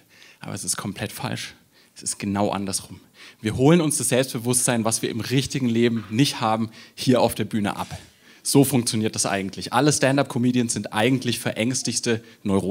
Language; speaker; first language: German; native; German